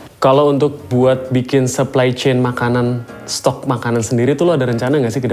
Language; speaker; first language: Indonesian; native; Indonesian